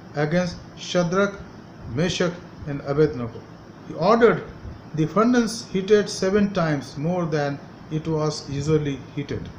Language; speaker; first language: English; non-native, local second language; Hindi